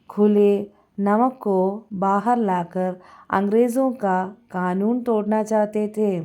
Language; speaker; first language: Hindi; non-native, local second language; Malayalam